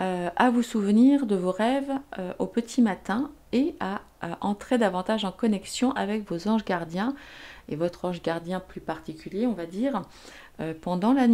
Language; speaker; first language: French; native; French